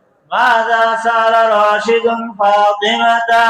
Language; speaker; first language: Arabic; non-native, fluent; Bangla